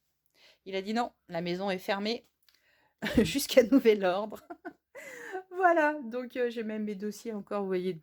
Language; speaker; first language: French; native; French